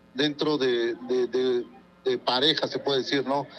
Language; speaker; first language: Spanish; non-native, local second language; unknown